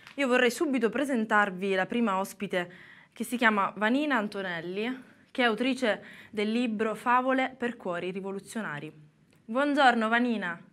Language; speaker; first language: Italian; native; Italian